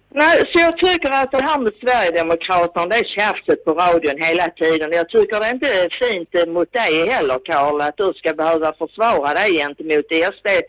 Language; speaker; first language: Swedish; native; Swedish